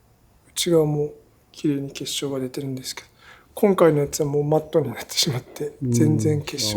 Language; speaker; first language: Japanese; native; Japanese